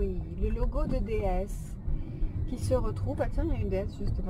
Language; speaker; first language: French; native; French